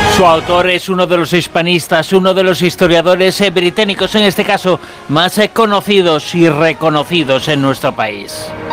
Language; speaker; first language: Spanish; native; Spanish